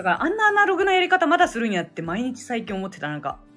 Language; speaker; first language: Japanese; native; Japanese